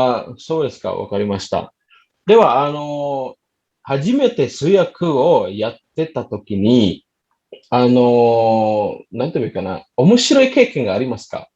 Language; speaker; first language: Japanese; non-native, fluent; Indonesian